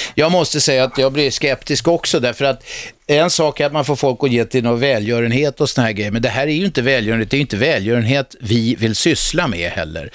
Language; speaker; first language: Swedish; native; Swedish